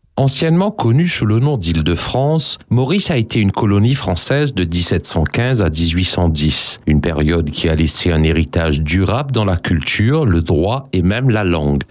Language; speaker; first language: French; non-native, local second language; Morisyen